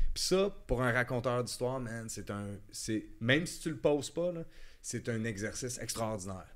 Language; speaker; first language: French; native; French